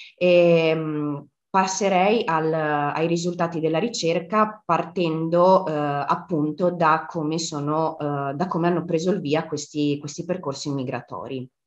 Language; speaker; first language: Italian; native; Italian